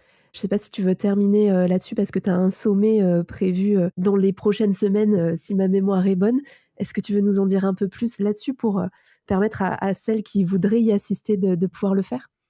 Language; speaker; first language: French; native; French